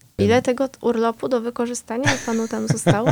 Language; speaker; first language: Polish; native; Polish